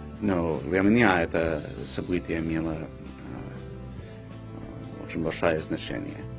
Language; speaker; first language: Russian; non-native, fluent; English